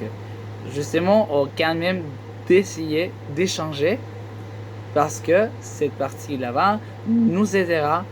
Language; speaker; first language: French; non-native, learner; Spanish